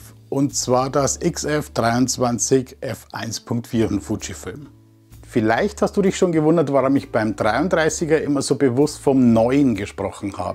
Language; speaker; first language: German; native; German